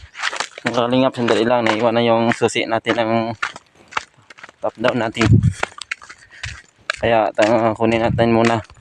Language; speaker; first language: Filipino; non-native, local second language; Kinaray-a